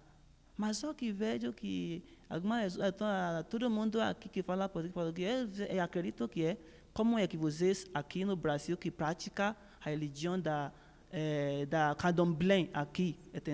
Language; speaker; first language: Portuguese; non-native, learner; Yoruba